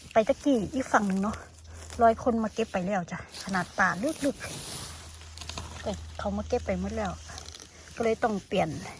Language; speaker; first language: Thai; native; Thai